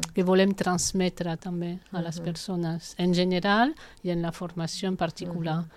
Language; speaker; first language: Catalan; non-native, local second language; Spanish